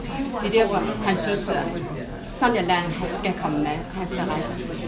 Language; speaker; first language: Danish; non-native, fluent; Chinese